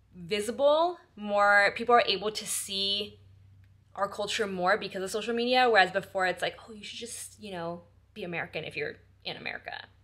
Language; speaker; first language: English; early bilingual, other home language; Spanish